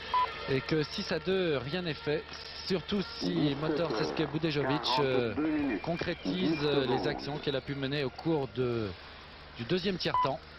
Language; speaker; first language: French; native; French